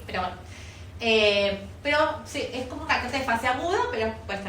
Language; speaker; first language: Spanish; native; Spanish